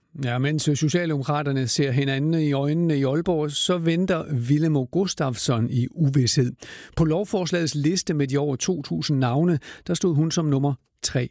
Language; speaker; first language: Danish; native; Danish